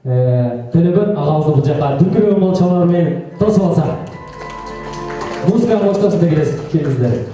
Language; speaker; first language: Kyrgyz; native; Kyrgyz